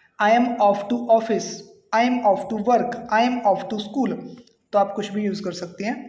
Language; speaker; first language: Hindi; non-native, local second language; Punjabi